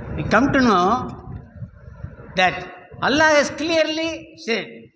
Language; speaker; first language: English; non-native, local second language; Tamil